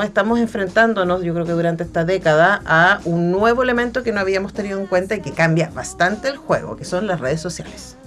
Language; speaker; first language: Spanish; native; Spanish